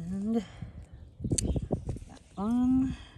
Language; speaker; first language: English; native; English